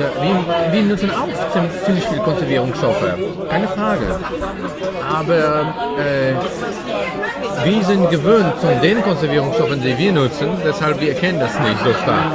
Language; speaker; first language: German; non-native, fluent; Polish